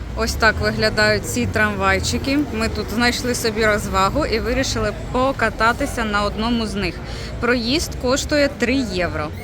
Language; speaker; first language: Ukrainian; non-native, local second language; Russian